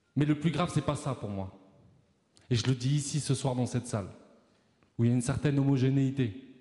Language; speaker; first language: French; native; French